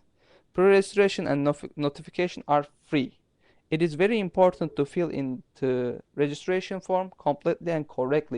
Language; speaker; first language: English; non-native, fluent; Turkish